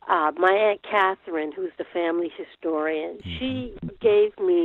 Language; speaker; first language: English; native; English